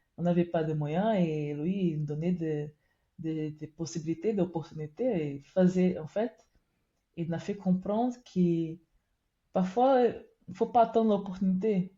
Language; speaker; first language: French; non-native, fluent; Portuguese